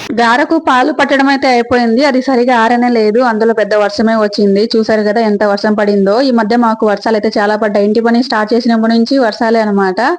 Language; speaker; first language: Telugu; native; Telugu